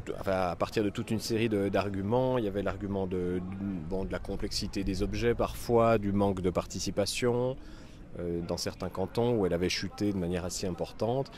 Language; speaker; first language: French; native; French